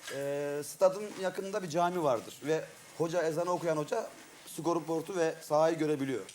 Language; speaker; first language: Turkish; native; Turkish